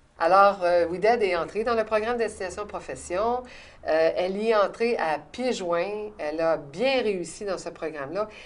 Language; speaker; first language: French; native; French